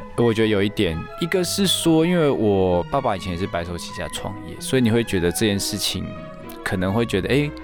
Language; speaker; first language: Chinese; native; Chinese